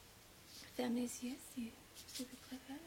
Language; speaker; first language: French; non-native, fluent; English